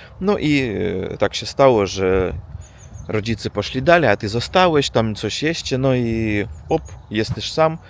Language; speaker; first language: Polish; non-native, learner; Russian